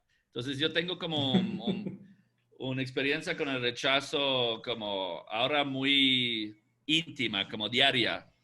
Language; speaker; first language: Spanish; non-native, fluent; English